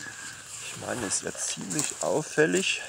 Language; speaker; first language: German; native; German